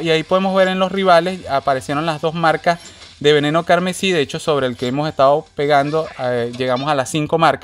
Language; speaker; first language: Spanish; native; Spanish